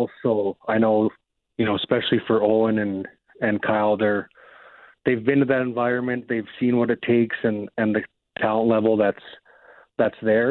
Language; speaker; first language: English; native; English